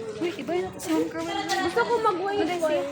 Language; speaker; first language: Filipino; non-native, local second language; Cebuano